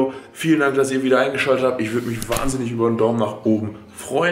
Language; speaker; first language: German; native; German